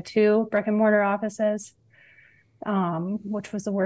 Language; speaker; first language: English; native; English